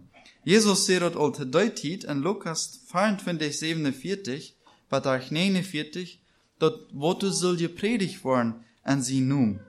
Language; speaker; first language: German; non-native, learner; Plautdietsch